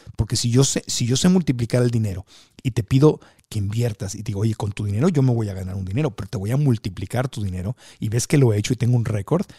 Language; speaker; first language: Spanish; native; Spanish